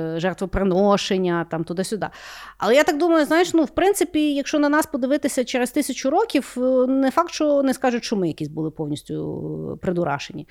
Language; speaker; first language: Ukrainian; non-native, local second language; Russian